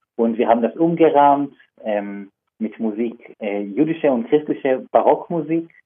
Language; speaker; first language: German; non-native, fluent; Hebrew